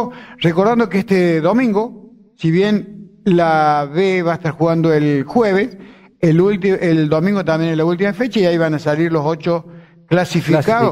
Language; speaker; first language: Spanish; native; Spanish